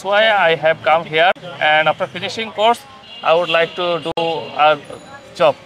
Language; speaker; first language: English; non-native, learner; Bangla